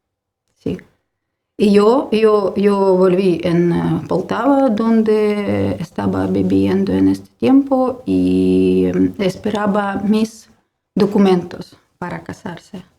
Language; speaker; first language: Spanish; non-native, learner; Ukrainian